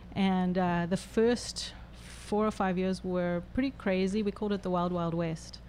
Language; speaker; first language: English; native; English